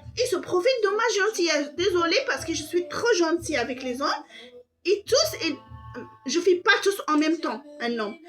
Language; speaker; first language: French; non-native, local second language; Arabic